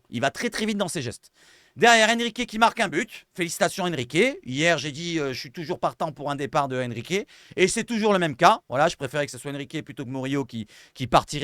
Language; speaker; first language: French; native; French